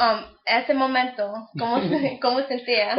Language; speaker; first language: Spanish; early bilingual, heritage; Spanish